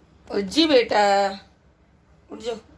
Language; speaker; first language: Hindi; native; Hindi